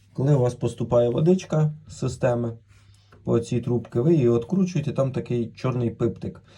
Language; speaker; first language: Ukrainian; non-native, local second language; Russian